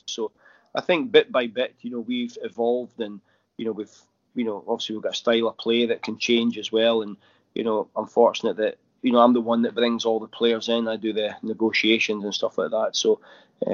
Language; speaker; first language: English; native; English